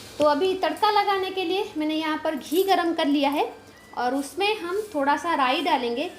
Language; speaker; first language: Hindi; non-native, local second language; Bangla